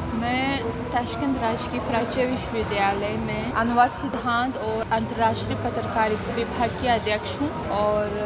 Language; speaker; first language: Hindi; non-native, fluent; Uzbek